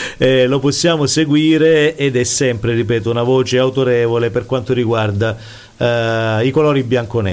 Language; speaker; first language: Italian; native; Italian